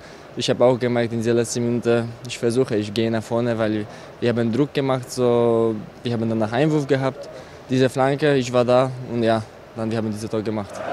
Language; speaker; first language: German; non-native, learner; Polish